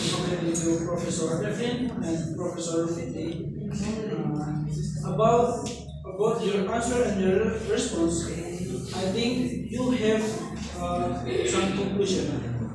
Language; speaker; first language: English; non-native, learner; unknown